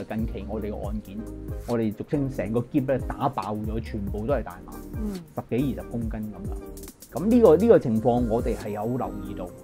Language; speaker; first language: Cantonese; native; Cantonese